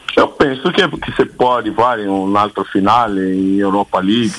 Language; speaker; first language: Italian; non-native, learner; Portuguese